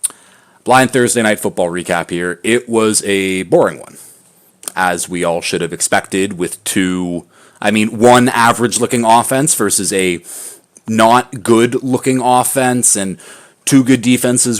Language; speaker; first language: English; native; English